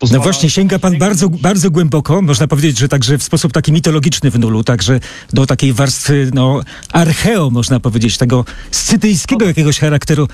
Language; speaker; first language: Polish; native; Polish